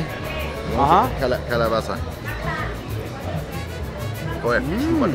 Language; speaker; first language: Spanish; non-native, fluent; German